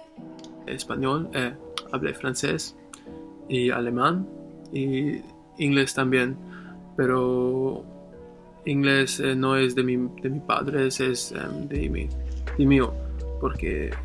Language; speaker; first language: Spanish; non-native, learner; German